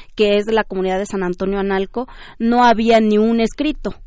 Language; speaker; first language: Spanish; early bilingual, other home language; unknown